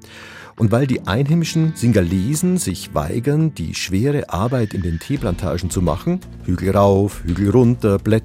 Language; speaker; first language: German; native; German